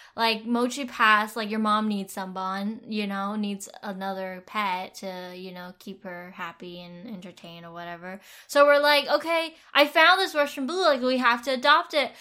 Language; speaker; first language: English; non-native, fluent; Vietnamese